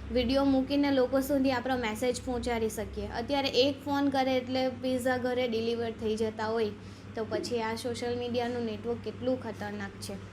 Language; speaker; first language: Gujarati; native; Gujarati